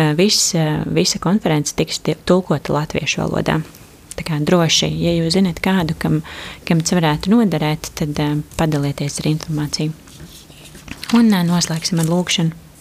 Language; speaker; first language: Latvian; native; Latvian